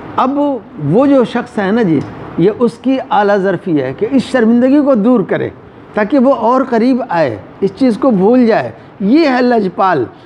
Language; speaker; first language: Urdu; non-native, local second language; Punjabi